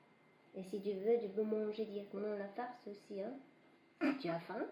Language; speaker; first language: French; non-native, fluent; Chinese